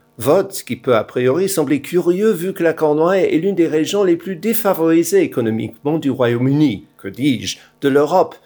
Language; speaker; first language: French; non-native, fluent; English